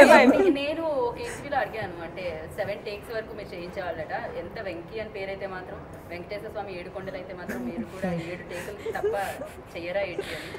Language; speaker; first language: Telugu; native; Telugu